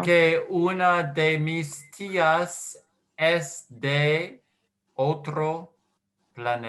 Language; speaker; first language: Spanish; non-native, learner; English